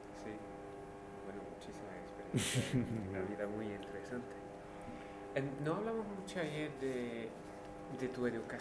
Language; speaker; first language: Spanish; non-native, fluent; English